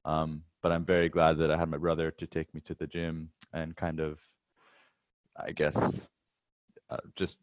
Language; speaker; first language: English; native; English